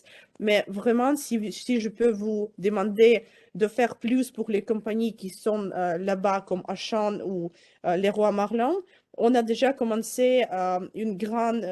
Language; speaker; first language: French; non-native, fluent; Ukrainian